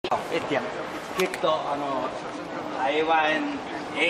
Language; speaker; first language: Japanese; non-native, learner; Chinese